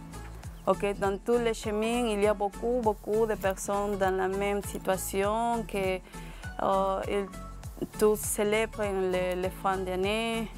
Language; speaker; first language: French; non-native, learner; Spanish